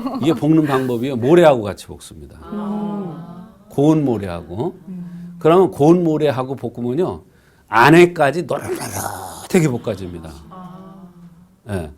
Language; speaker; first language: Korean; native; Korean